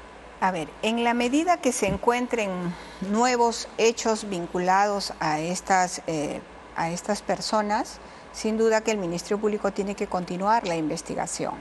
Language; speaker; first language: Spanish; native; Spanish